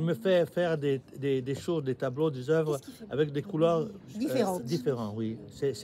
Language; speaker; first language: French; non-native, learner; Italian